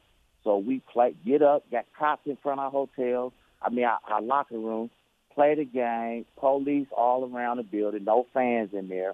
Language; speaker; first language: English; native; English